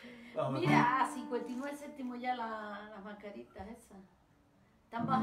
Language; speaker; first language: Spanish; native; Spanish